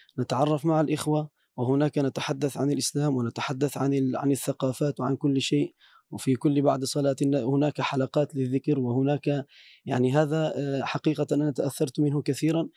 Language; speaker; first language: Arabic; non-native, fluent; Turkish